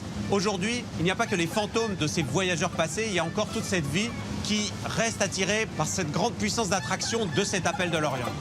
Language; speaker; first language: French; native; French